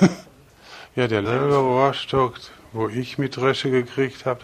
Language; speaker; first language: German; native; German